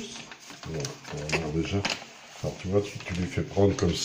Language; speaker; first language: French; native; French